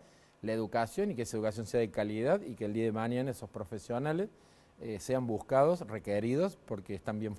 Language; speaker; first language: Spanish; native; Spanish